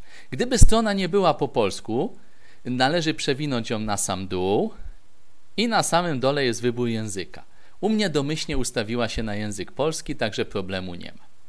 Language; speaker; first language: Polish; native; Polish